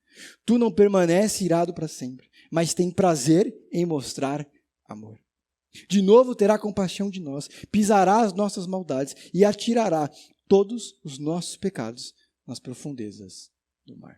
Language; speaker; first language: Portuguese; native; Portuguese